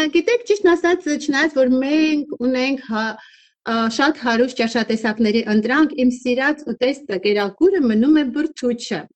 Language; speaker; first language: Armenian; native; Armenian